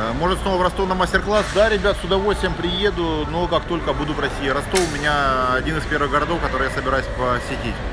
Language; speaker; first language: Russian; native; Russian